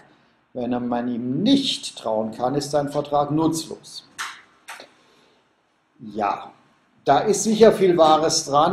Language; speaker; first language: German; native; German